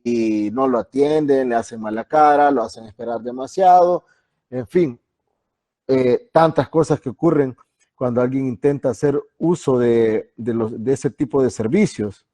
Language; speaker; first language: Spanish; native; Spanish